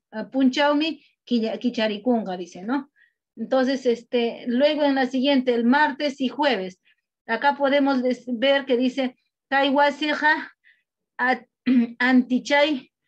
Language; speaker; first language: Spanish; non-native, local second language; Quechua